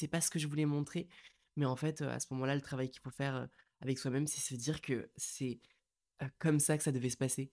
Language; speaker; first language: French; native; French